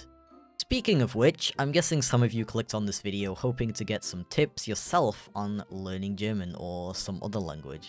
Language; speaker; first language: English; native; English